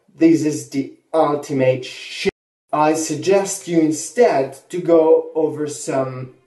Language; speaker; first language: English; non-native, fluent; Italian